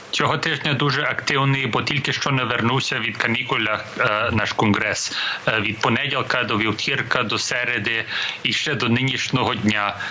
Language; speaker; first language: Ukrainian; early bilingual, heritage; English